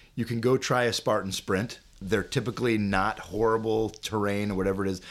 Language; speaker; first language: English; native; English